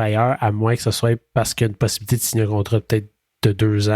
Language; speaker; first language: French; native; French